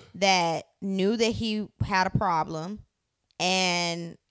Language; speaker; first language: English; native; English